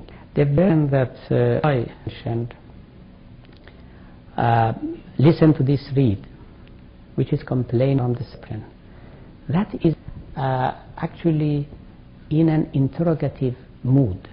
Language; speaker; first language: English; non-native, fluent; Persian